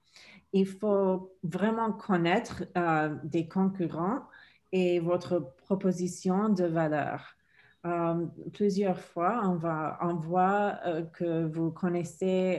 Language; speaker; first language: French; non-native, fluent; English